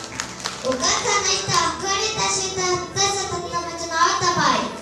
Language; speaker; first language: Japanese; non-native, learner; Mongolian